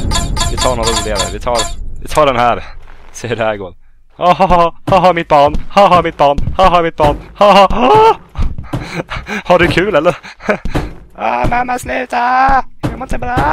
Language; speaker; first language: Swedish; native; Swedish